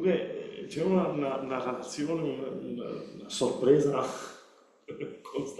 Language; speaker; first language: Italian; non-native, learner; Spanish